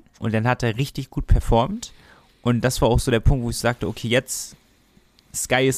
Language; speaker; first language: German; native; German